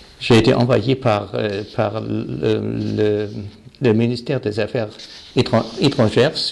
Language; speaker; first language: French; non-native, fluent; German